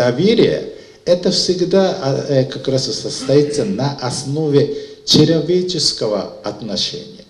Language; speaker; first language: Russian; non-native, fluent; Japanese